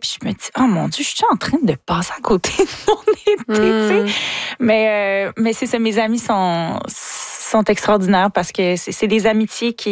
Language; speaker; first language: French; native; French